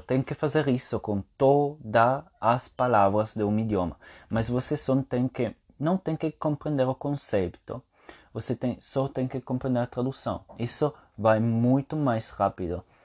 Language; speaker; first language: Portuguese; non-native, fluent; Italian